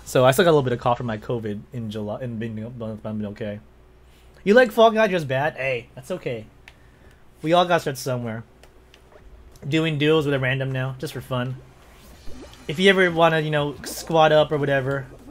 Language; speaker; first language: English; native; English